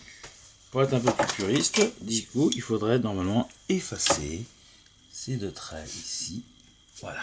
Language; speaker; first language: French; native; French